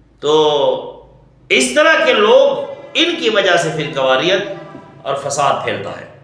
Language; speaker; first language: Urdu; non-native, local second language; Pashto